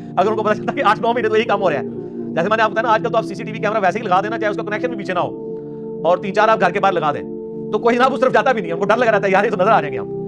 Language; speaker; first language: Urdu; non-native, local second language; Punjabi